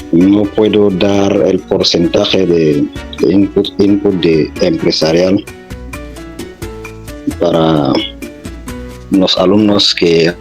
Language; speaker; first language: Spanish; non-native, fluent; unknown